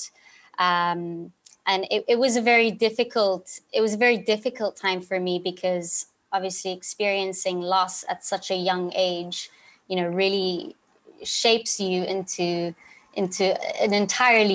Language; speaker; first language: English; native; English